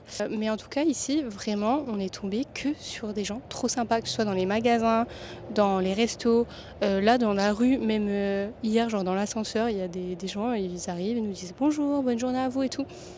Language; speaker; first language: French; native; French